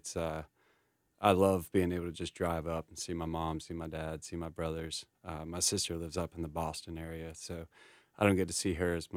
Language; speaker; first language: English; native; English